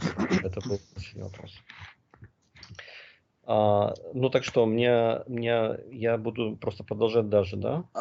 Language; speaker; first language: Russian; native; Russian